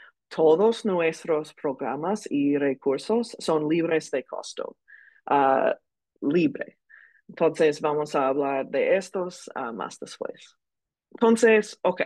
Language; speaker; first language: Spanish; non-native, learner; English